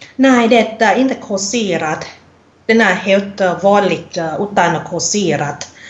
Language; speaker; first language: Swedish; non-native, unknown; Thai